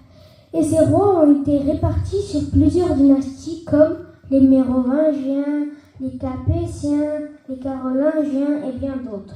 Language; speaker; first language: French; early bilingual, other home language; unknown